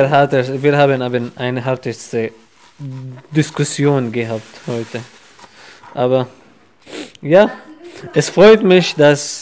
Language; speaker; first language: German; non-native, learner; Arabic